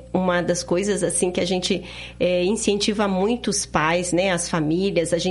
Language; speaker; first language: Portuguese; native; Portuguese